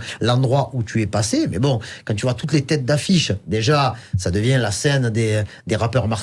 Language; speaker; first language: French; native; French